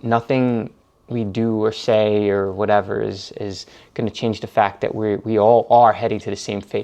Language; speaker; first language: English; native; English